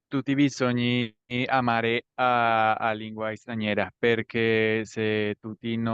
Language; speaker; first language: Italian; non-native, learner; Spanish